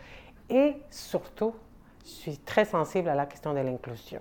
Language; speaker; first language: French; non-native, fluent; Spanish